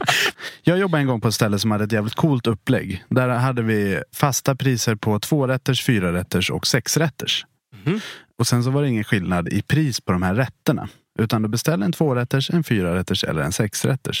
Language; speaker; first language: Swedish; native; Swedish